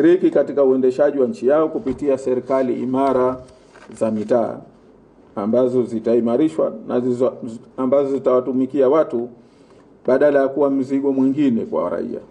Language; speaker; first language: Swahili; native; Swahili